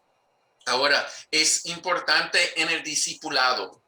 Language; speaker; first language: Spanish; non-native, fluent; English